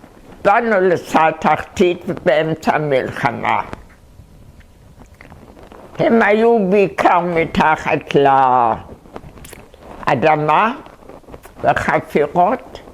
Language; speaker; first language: Hebrew; non-native, fluent; German